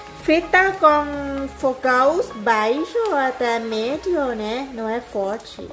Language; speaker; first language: Portuguese; non-native, learner; Thai